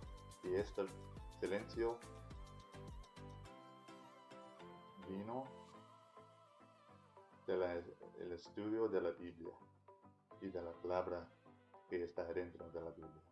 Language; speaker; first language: Spanish; non-native, learner; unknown